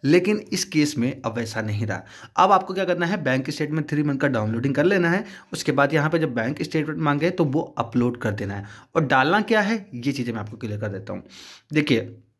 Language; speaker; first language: Hindi; native; Hindi